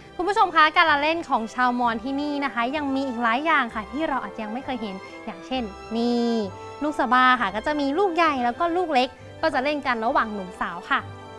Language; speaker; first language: Thai; native; Thai